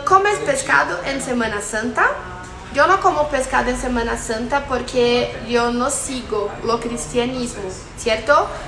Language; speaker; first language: Spanish; non-native, fluent; Portuguese